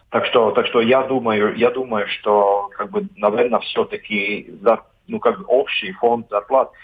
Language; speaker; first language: Russian; non-native, local second language; Latvian